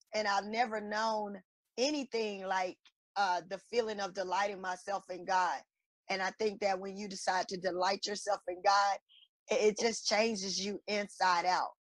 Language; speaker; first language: English; native; English